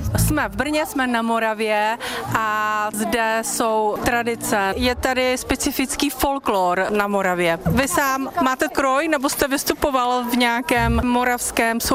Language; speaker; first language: Czech; native; Czech